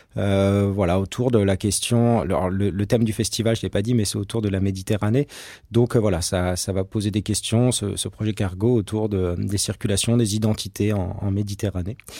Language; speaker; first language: French; native; French